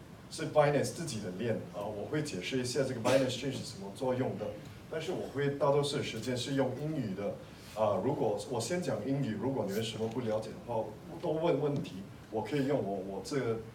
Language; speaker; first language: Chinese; non-native, local second language; English